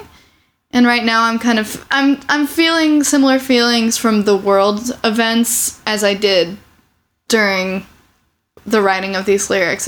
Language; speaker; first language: English; native; English